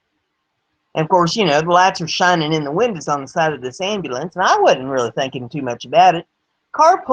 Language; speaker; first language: English; native; English